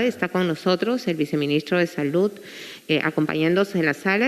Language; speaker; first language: Spanish; native; Spanish